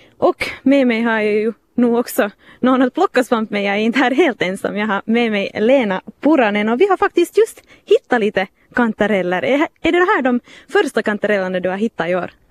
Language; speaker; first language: Swedish; native; Swedish